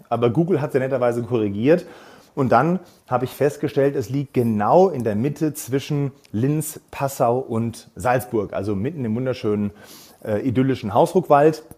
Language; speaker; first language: German; native; German